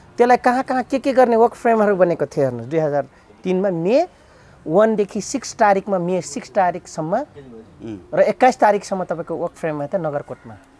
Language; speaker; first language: Nepali; non-native, local second language; Dangaura Tharu